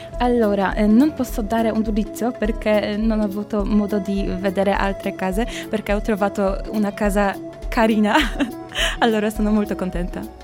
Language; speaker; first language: Italian; non-native, learner; Polish